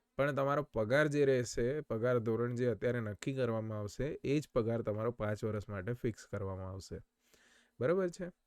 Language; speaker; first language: Gujarati; native; Gujarati